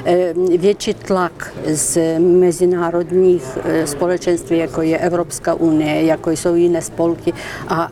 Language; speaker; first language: Czech; non-native, fluent; Ukrainian